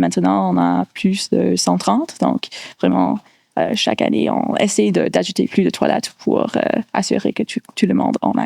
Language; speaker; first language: French; non-native, local second language; English